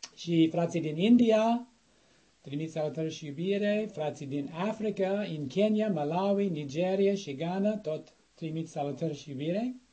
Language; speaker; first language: Romanian; non-native, learner; English